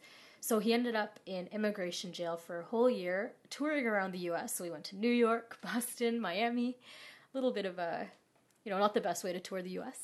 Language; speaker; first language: English; native; English